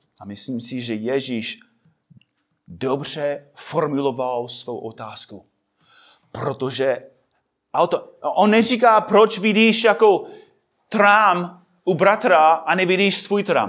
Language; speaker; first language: Czech; non-native, fluent; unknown